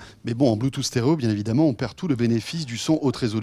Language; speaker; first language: French; native; French